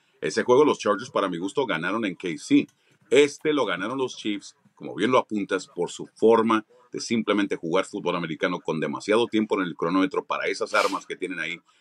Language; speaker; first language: Spanish; early bilingual, heritage; Spanish